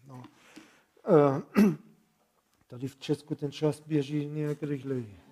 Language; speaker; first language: Czech; non-native, fluent; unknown